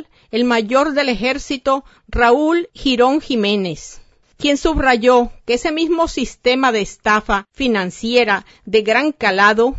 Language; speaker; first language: Spanish; native; Spanish